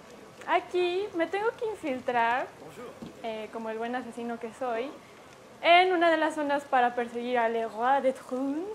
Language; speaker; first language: Spanish; native; Spanish